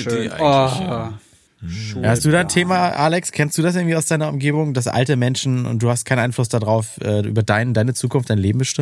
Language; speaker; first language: German; native; German